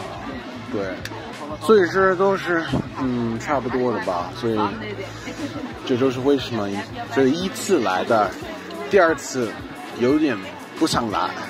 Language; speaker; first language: Chinese; non-native, learner; English